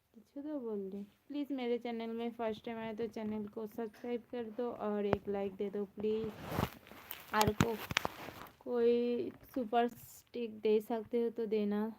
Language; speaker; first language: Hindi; non-native, local second language; Bangla